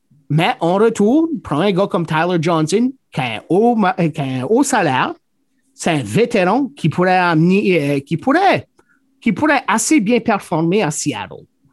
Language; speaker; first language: French; native; French